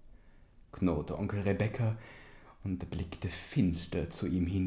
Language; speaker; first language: German; native; German